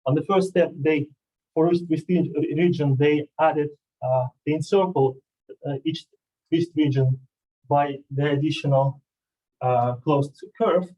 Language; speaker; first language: English; non-native, fluent; Russian